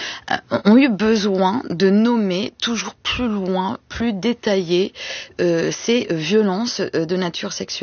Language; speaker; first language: French; native; French